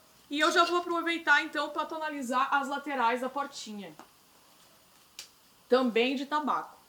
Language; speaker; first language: Portuguese; native; Portuguese